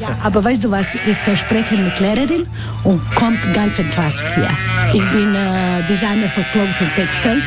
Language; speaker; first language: German; non-native, learner; Croatian